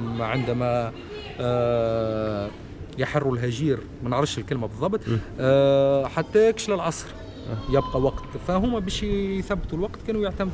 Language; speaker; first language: Arabic; native; Arabic